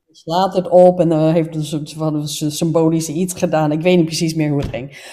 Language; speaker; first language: Dutch; non-native, fluent; English